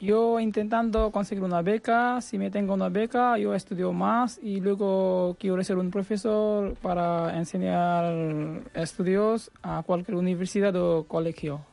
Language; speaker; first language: Spanish; non-native, learner; Bangla